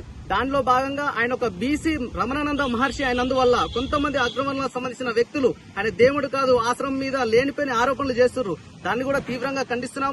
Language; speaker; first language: Telugu; native; Telugu